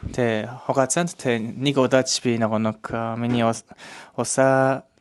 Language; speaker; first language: Mongolian; non-native, learner; Japanese